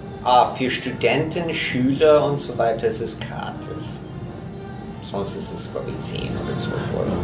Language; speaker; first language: German; non-native, fluent; English